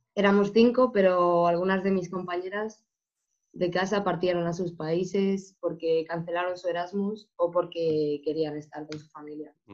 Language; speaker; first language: Spanish; native; Spanish